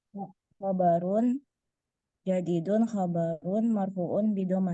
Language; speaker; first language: Arabic; non-native, learner; Indonesian